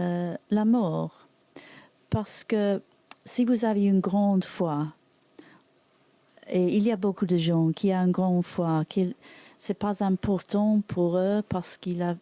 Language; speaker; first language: French; non-native, learner; English